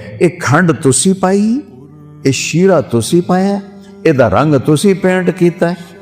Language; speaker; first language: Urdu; non-native, local second language; Saraiki